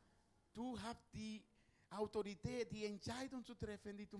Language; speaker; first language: German; non-native, learner; Spanish